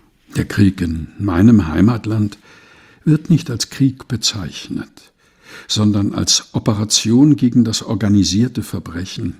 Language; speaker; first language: German; non-native, fluent; Portuguese